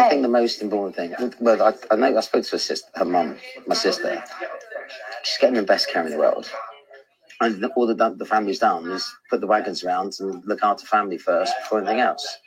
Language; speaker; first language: English; native; English